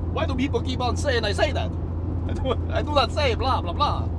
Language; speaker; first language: English; native; English